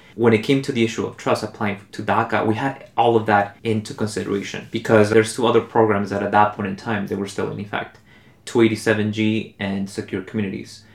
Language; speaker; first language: English; early bilingual, other home language; Spanish